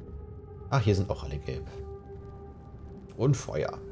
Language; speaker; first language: German; native; German